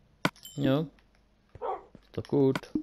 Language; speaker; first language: German; native; German